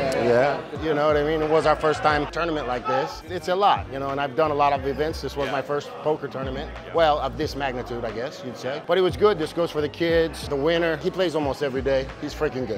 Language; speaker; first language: English; native; English